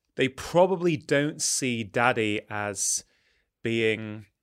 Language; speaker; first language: English; native; English